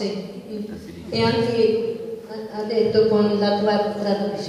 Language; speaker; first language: Italian; non-native, fluent; English